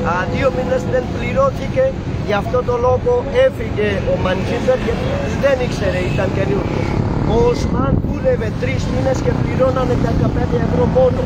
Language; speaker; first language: Greek; non-native, learner; Urdu